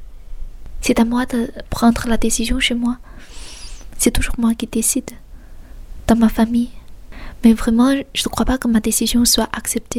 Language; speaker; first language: French; non-native, fluent; Chinese